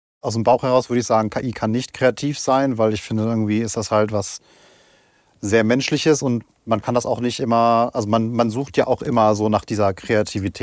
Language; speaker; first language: German; native; German